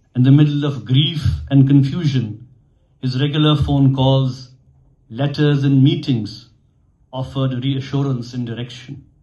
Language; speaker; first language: English; non-native, local second language; Urdu